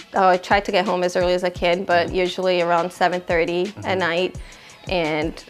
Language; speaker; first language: English; non-native, fluent; Portuguese